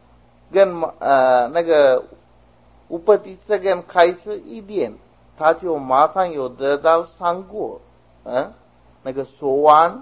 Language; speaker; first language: Chinese; non-native, fluent; Sinhala